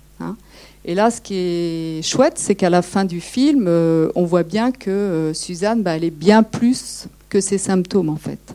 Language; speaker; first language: French; native; French